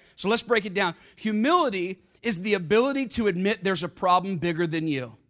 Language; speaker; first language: English; native; English